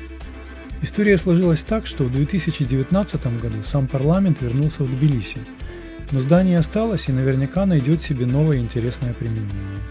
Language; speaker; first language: Russian; native; Russian